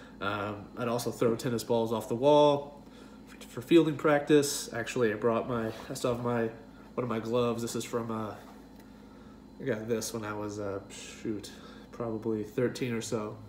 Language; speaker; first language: English; native; English